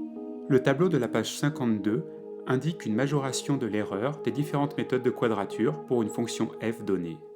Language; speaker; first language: French; native; French